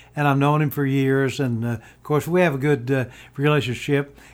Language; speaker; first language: English; native; English